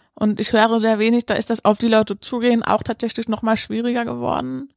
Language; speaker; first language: German; native; German